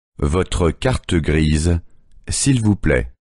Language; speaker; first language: French; native; French